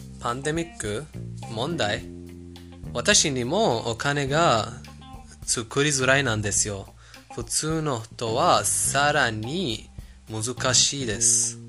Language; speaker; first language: Japanese; non-native, fluent; Persian